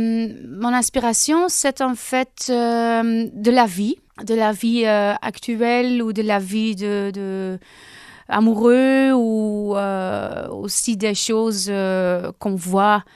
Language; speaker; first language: French; non-native, local second language; Dutch